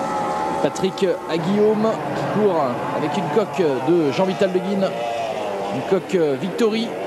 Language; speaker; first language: French; native; French